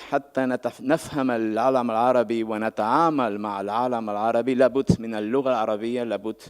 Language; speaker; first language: Arabic; native; Arabic